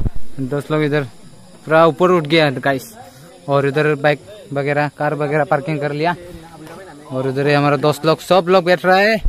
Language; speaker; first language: Hindi; non-native, local second language; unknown